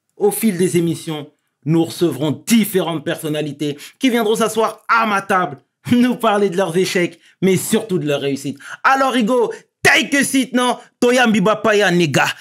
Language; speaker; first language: French; native; French